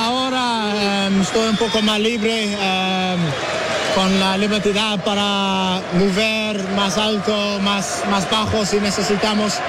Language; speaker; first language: Spanish; non-native, learner; English